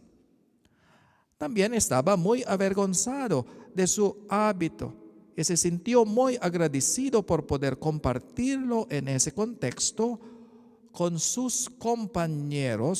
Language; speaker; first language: Spanish; non-native, learner; Filipino